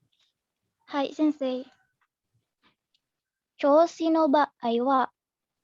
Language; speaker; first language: Japanese; non-native, learner; Indonesian